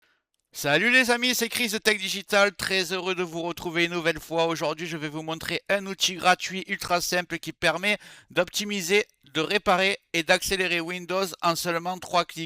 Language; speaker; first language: French; native; French